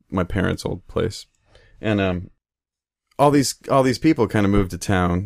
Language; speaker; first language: English; native; English